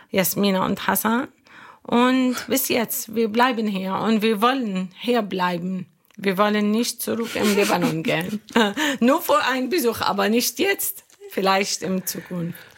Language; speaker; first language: German; non-native, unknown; Arabic